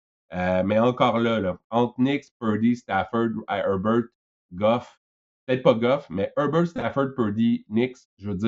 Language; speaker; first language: French; native; French